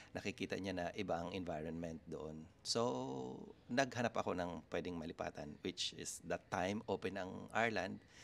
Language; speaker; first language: Filipino; non-native, local second language; Masbatenyo